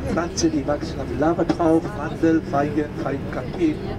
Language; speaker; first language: German; non-native, learner; Spanish